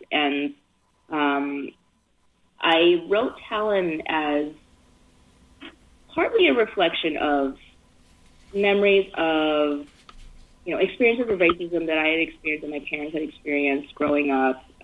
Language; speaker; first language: English; early bilingual, other home language; Chinese